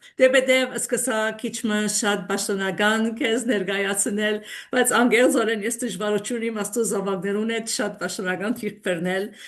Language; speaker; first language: Armenian; early bilingual, heritage; Armenian